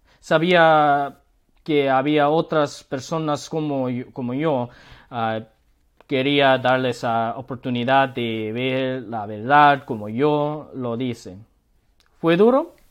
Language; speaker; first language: Spanish; non-native, learner; Korean